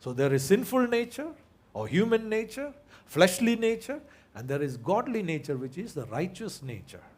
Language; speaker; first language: English; non-native, local second language; Malayalam